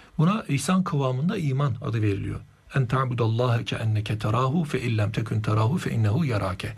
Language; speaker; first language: Turkish; native; Turkish